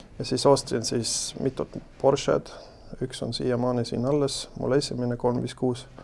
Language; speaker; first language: Estonian; non-native, fluent; Swedish